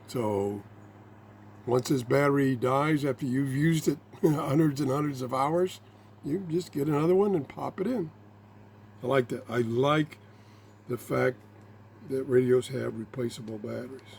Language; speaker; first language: English; native; English